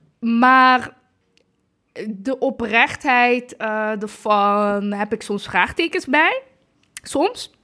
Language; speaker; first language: Dutch; early bilingual, other home language; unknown